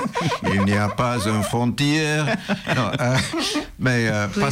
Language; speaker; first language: French; non-native, learner; English